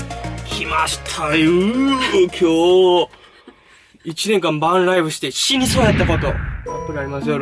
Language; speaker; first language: Japanese; native; Japanese